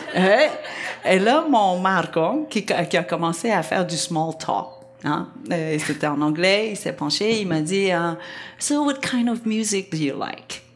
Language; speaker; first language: French; non-native, fluent; Vietnamese